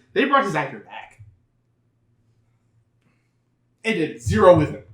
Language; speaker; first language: English; native; English